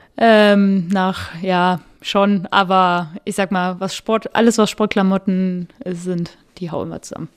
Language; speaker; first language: German; native; German